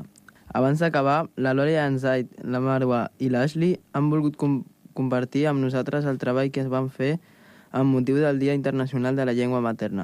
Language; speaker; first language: Catalan; native; Catalan